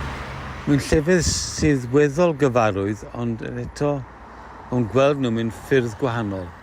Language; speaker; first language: Welsh; native; Welsh